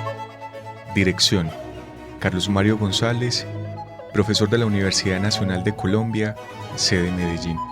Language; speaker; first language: Spanish; native; Spanish